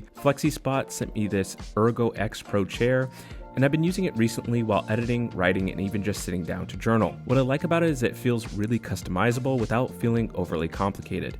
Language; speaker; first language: English; native; English